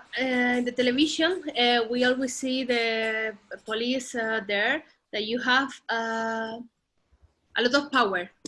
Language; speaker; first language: English; non-native, learner; Spanish